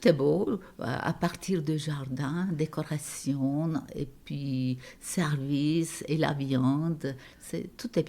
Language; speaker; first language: French; non-native, fluent; Turkish